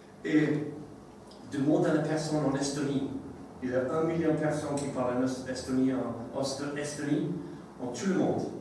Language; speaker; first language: French; non-native, learner; English